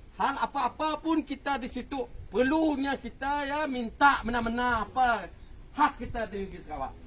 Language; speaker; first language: Malay; native; Malay